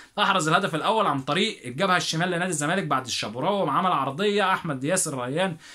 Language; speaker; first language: Arabic; native; Arabic